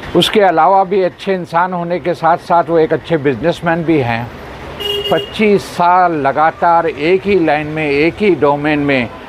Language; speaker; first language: Hindi; non-native, local second language; Urdu